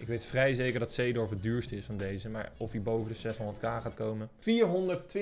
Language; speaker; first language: Dutch; native; Dutch